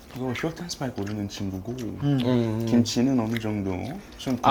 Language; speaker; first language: Korean; non-native, fluent; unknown